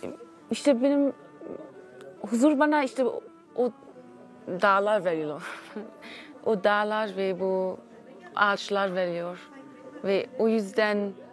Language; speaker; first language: Turkish; early bilingual, heritage; German